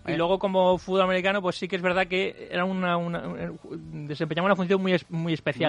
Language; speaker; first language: Spanish; native; Spanish